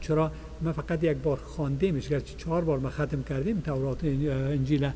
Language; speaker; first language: Persian; native; Persian